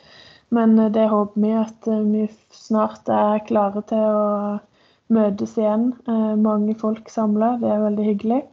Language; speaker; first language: Norwegian; native; Norwegian